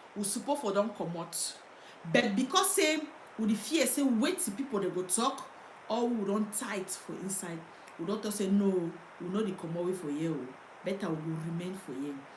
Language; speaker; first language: Nigerian Pidgin; native; Nigerian Pidgin